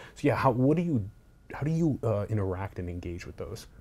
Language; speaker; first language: English; native; English